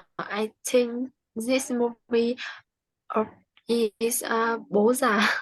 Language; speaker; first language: English; non-native, learner; Vietnamese